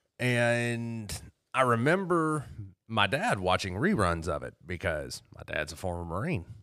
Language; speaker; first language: English; native; English